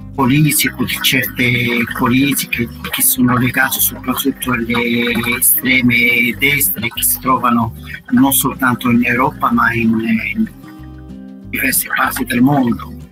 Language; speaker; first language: Italian; non-native, fluent; Arabic